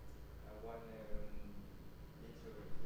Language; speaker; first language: English; non-native, learner; Vietnamese